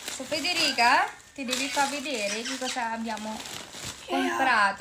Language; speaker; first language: Italian; non-native, fluent; Filipino